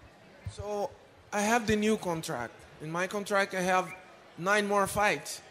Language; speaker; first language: English; non-native, learner; Portuguese